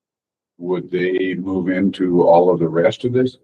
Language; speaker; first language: English; native; English